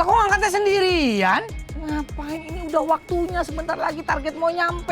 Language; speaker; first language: Indonesian; native; Indonesian